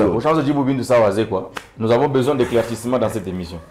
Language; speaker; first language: French; non-native, local second language; Swahili